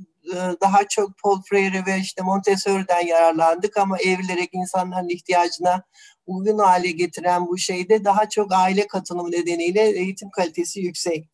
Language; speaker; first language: Turkish; native; Turkish